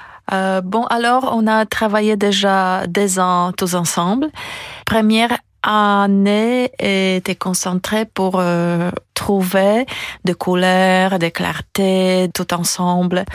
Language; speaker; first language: French; non-native, fluent; Polish